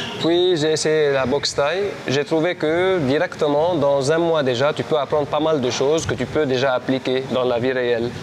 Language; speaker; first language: French; non-native, local second language; Armenian